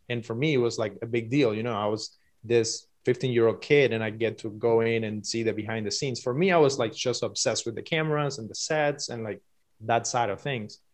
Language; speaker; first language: English; non-native, fluent; Spanish